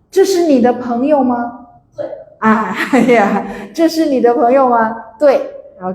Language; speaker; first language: Chinese; non-native, fluent; Indonesian